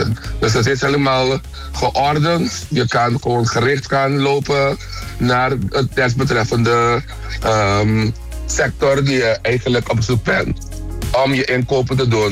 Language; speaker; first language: Dutch; non-native, local second language; Papiamento